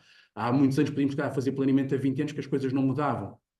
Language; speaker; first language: Portuguese; native; Portuguese